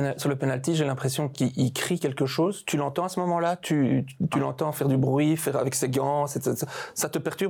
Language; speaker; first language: French; native; French